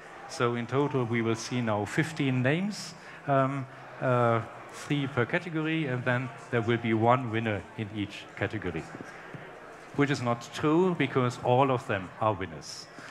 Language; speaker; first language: English; non-native, fluent; German